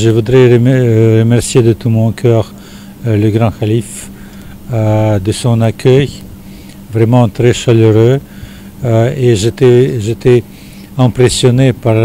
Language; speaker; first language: French; non-native, fluent; Russian